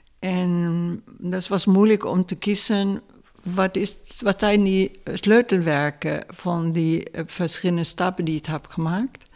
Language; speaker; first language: Dutch; non-native, fluent; Spanish